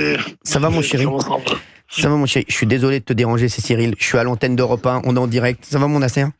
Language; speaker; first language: French; native; French